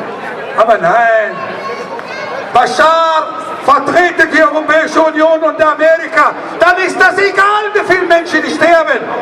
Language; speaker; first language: German; non-native, learner; Arabic